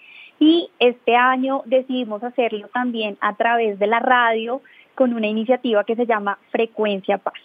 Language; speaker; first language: Spanish; native; Spanish